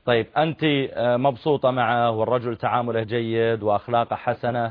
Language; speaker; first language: Arabic; native; Arabic